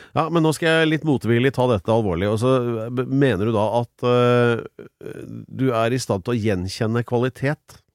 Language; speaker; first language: Norwegian; native; Norwegian